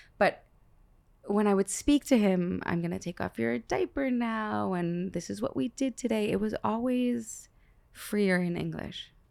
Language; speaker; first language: English; early bilingual, other home language; Hebrew